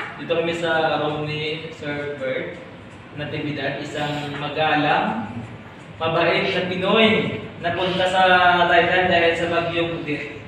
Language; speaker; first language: Filipino; non-native, local second language; Cebuano